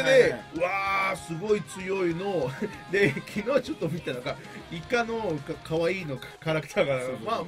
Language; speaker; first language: Japanese; non-native, learner; Spanish